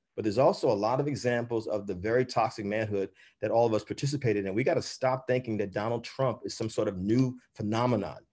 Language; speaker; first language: English; native; English